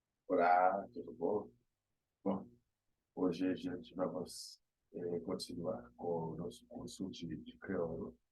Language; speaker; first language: Portuguese; non-native, fluent; Haitian Creole